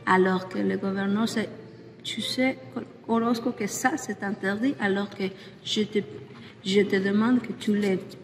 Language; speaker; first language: French; non-native, learner; Spanish